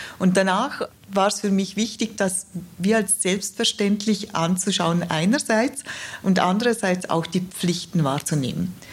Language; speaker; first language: German; native; German